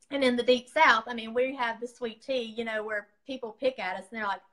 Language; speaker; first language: English; native; English